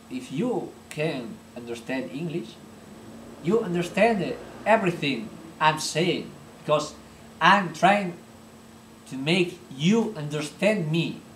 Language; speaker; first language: English; non-native, fluent; Spanish